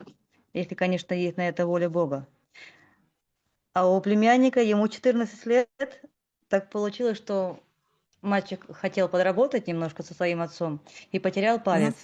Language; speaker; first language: Russian; native; Russian